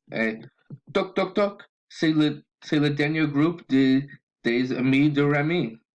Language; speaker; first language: French; non-native, learner; English